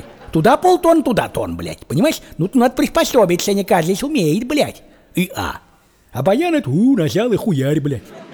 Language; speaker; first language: Russian; native; Russian